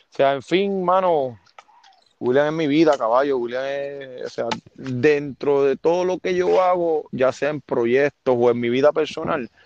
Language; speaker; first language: Spanish; native; Spanish